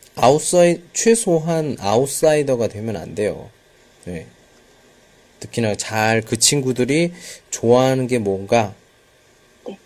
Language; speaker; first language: Korean; native; Korean